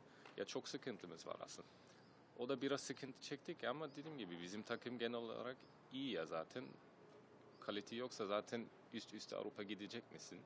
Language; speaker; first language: Turkish; early bilingual, heritage; German